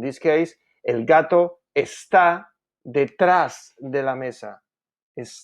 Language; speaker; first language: Spanish; non-native, fluent; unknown